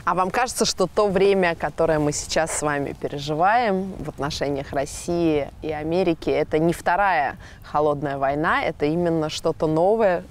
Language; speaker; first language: Russian; native; Russian